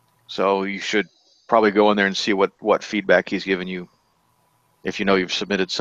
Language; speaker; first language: English; native; English